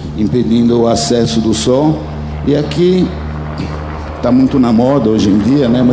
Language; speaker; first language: Portuguese; early bilingual, other home language; Italian